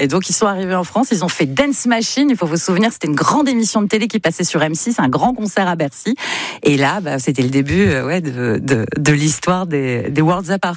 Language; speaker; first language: French; native; French